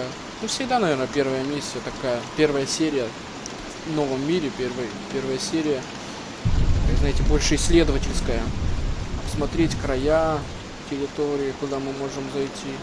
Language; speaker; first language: Russian; native; Russian